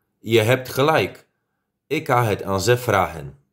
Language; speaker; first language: Dutch; non-native, fluent; Polish